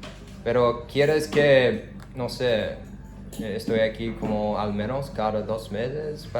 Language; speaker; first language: Spanish; non-native, learner; English